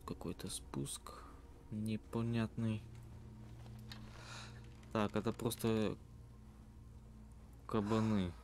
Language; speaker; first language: Russian; native; Russian